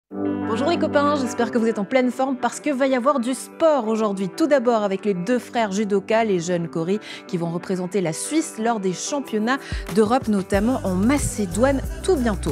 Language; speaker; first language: French; native; French